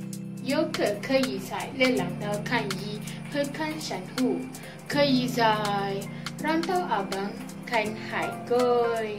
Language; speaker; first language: Chinese; non-native, learner; Malay